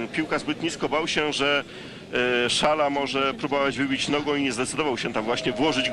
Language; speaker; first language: Polish; native; Polish